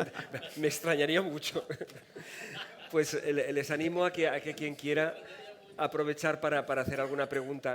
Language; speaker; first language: Spanish; native; Spanish